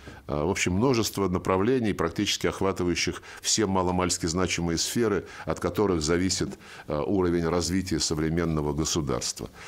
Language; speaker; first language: Russian; native; Russian